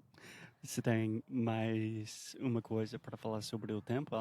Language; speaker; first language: Portuguese; non-native, fluent; English